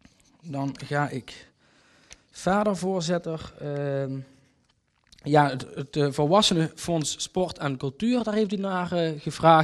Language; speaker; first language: Dutch; native; Dutch